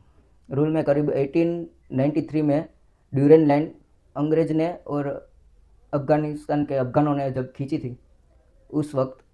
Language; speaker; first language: Hindi; non-native, local second language; Gujarati